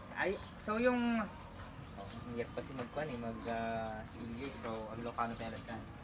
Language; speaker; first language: Filipino; non-native, local second language; Iloko